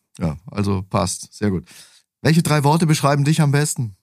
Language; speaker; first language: German; native; German